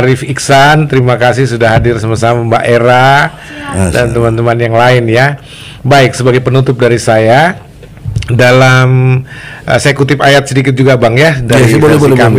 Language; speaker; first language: Indonesian; native; Indonesian